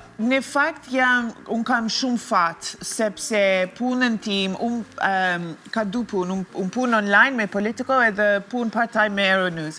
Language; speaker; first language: Albanian; non-native, learner; English